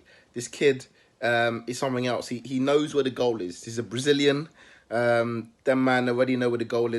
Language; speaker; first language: English; native; English